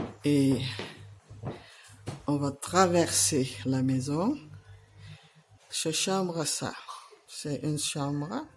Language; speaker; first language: French; non-native, fluent; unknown